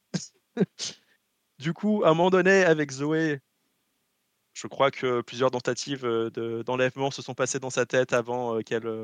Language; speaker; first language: French; native; French